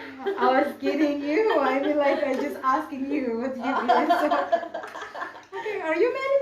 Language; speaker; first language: English; non-native, learner; Indonesian